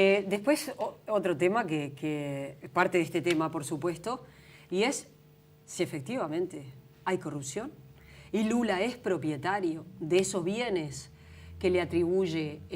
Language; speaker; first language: Spanish; native; Spanish